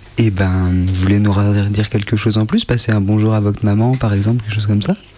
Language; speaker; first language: French; native; French